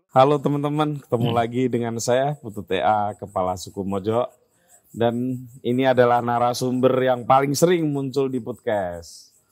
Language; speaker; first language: Indonesian; native; Indonesian